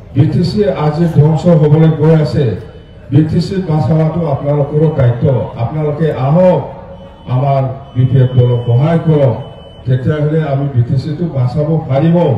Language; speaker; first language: Assamese; non-native, local second language; Rangpuri